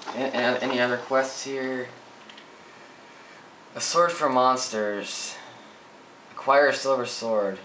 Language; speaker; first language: English; native; English